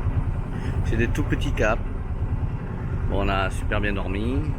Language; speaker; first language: French; native; French